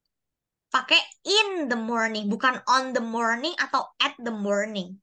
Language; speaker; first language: English; non-native, fluent; Indonesian